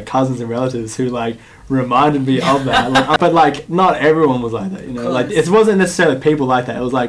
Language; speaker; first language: English; native; English